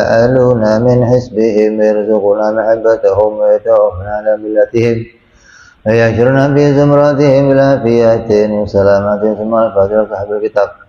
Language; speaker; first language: Arabic; non-native, fluent; Indonesian